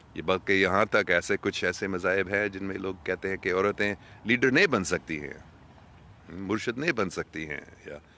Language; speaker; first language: Urdu; non-native, local second language; English